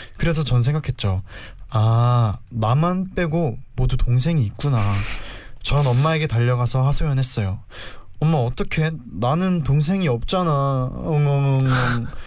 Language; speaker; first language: Korean; native; Korean